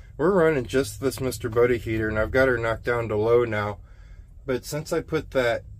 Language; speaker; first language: English; native; English